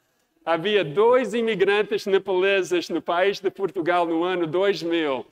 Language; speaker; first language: Portuguese; non-native, fluent; English